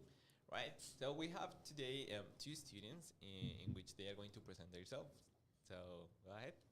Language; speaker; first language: English; non-native, fluent; Spanish